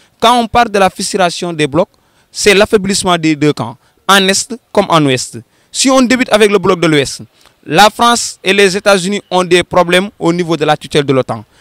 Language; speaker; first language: French; non-native, local second language; Wolof